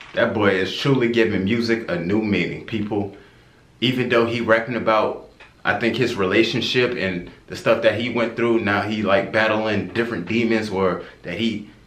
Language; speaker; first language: English; native; English